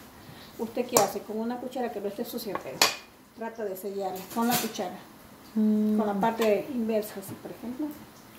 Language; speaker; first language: Spanish; native; Spanish